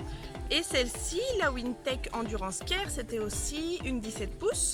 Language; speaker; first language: French; native; French